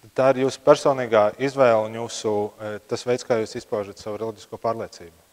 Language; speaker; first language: Latvian; native; Latvian